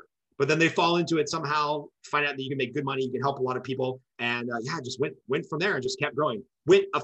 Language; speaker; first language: English; native; English